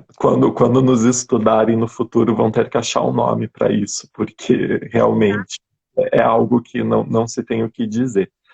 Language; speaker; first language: Portuguese; native; Portuguese